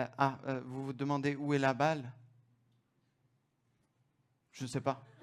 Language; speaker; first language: French; non-native, fluent; German